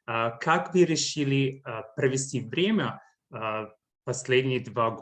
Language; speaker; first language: Russian; non-native, fluent; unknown